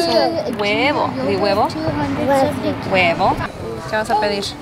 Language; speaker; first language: Spanish; early bilingual, heritage; Spanish